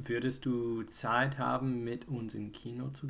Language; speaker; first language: German; non-native, fluent; English